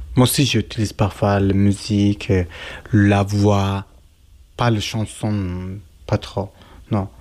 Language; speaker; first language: French; non-native, learner; Kurdish